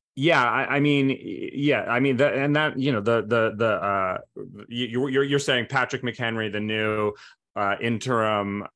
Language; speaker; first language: English; native; English